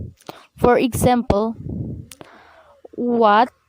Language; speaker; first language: English; non-native, learner; Indonesian